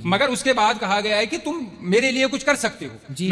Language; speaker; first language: Hindi; non-native, local second language; Kashmiri